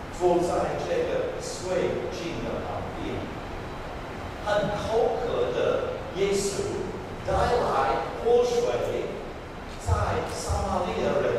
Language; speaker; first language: Chinese; non-native, fluent; English